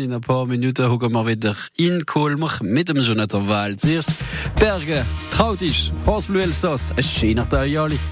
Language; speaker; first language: German; native; German